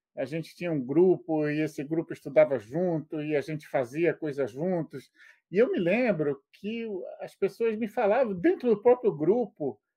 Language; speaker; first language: Portuguese; native; Portuguese